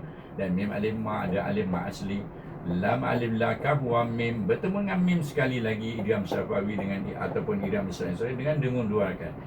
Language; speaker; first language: Malay; native; Malay